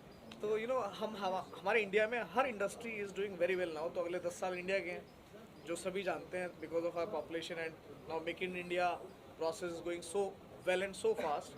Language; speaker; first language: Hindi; native; Hindi